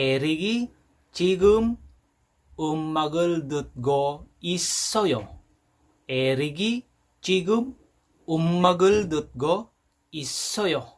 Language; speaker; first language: Korean; non-native, fluent; Filipino